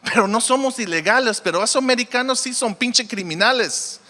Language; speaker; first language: Spanish; early bilingual, heritage; Spanish